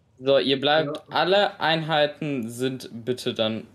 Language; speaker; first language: German; native; German